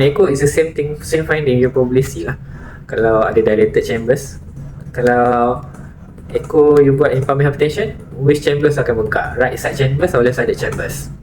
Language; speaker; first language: English; non-native, local second language; Malay